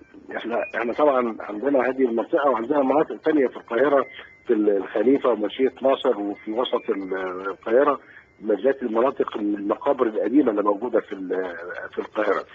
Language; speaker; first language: Arabic; native; Arabic